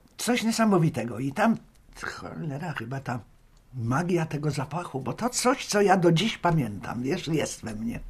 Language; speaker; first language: Polish; native; Polish